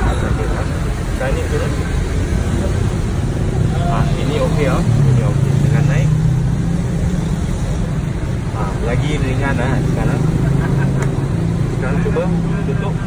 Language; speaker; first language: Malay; non-native, local second language; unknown